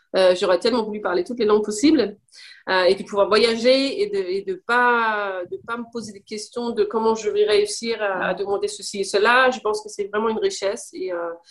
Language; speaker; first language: French; non-native, fluent; Danish